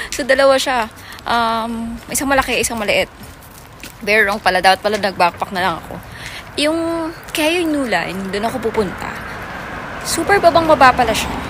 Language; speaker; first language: Filipino; native; Filipino